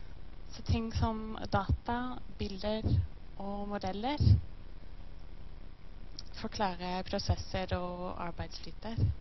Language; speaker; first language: Norwegian; non-native, learner; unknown